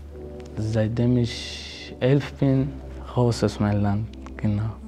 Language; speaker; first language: German; non-native, learner; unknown